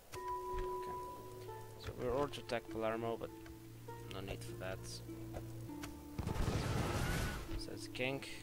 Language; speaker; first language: English; native; English